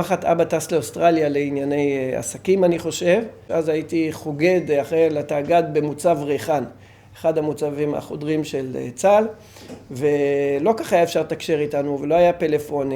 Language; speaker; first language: Hebrew; early bilingual, other home language; English